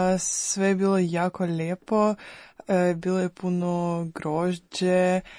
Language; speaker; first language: Croatian; non-native, fluent; Ukrainian